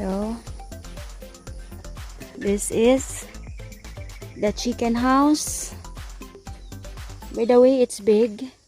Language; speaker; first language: English; non-native, local second language; Filipino